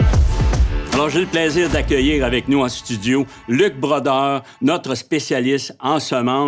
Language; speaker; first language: French; native; French